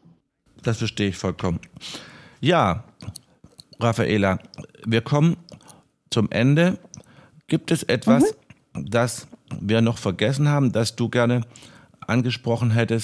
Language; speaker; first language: German; native; German